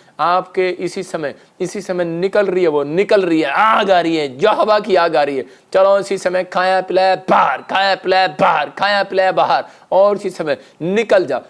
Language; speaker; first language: Hindi; non-native, local second language; Punjabi